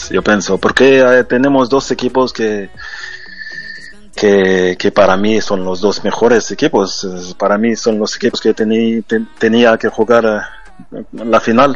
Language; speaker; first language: Spanish; non-native, fluent; French